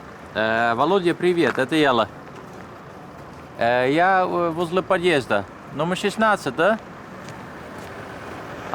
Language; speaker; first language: Russian; non-native, fluent; Dutch